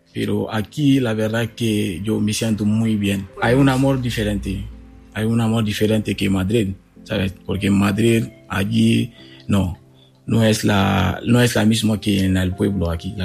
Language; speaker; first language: Spanish; non-native, learner; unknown